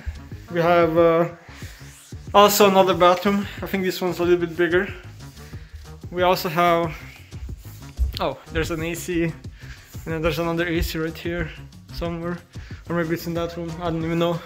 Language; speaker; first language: English; non-native, fluent; Slovenian